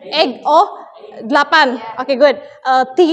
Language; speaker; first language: English; non-native, learner; Indonesian